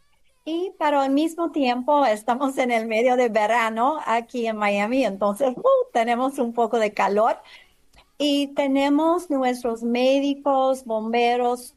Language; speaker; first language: Spanish; non-native, fluent; English